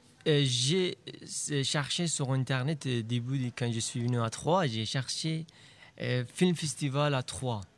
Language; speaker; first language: French; non-native, learner; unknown